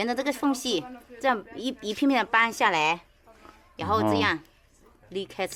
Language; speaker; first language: Chinese; native; Chinese